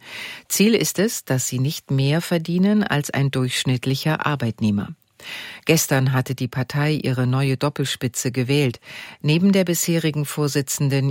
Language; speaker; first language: German; native; German